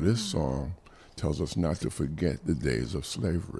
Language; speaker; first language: English; native; English